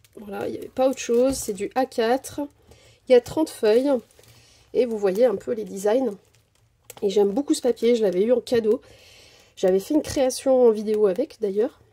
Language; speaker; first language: French; native; French